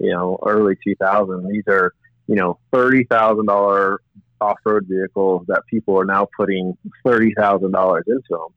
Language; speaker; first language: English; native; English